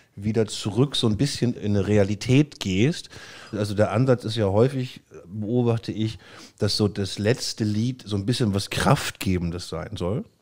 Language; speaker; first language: German; native; German